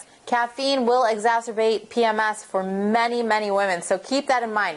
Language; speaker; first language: English; native; English